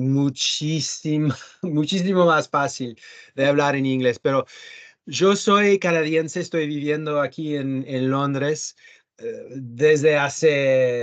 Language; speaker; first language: Spanish; early bilingual, heritage; Spanish